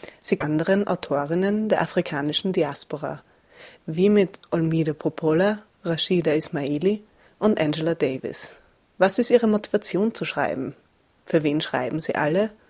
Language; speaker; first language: German; native; German